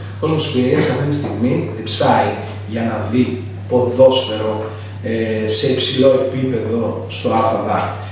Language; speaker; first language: Greek; native; Greek